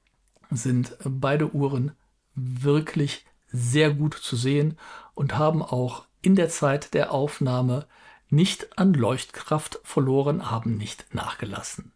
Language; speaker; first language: German; native; German